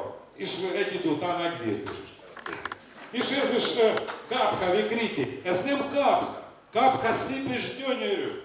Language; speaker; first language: Hungarian; non-native, learner; Russian